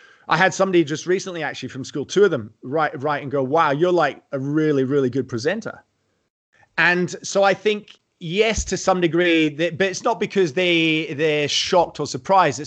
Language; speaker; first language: English; native; English